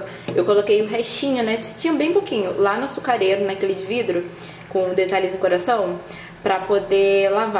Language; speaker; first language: Portuguese; native; Portuguese